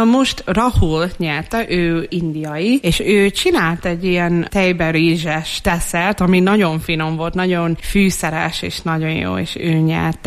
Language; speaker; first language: Hungarian; non-native, fluent; English